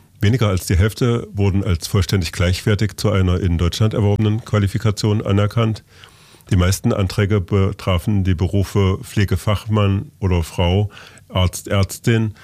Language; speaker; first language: German; native; German